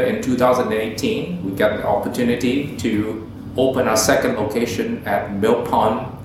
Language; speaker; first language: English; non-native, local second language; Cantonese